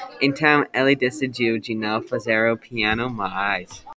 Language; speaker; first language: Portuguese; non-native, learner; English